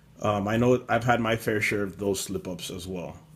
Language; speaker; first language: English; native; English